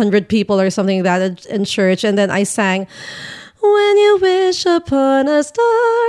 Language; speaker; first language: English; non-native, local second language; Filipino